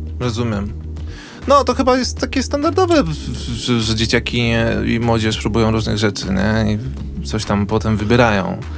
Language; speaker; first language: Polish; native; Polish